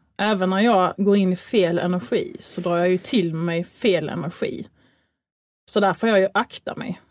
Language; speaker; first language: Swedish; native; Swedish